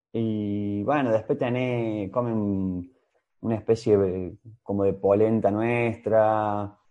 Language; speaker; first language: Spanish; native; Spanish